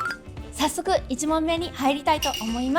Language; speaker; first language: Japanese; non-native, fluent; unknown